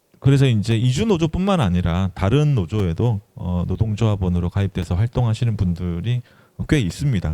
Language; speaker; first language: Korean; native; Korean